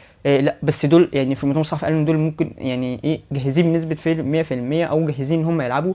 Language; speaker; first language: Arabic; native; Arabic